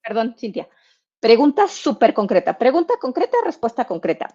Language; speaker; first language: Spanish; native; Spanish